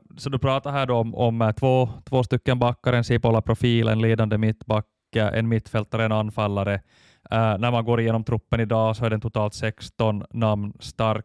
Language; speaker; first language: Swedish; native; Swedish